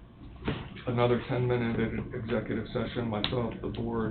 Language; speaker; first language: English; native; English